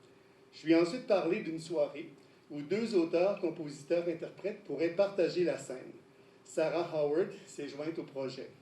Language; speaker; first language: French; native; French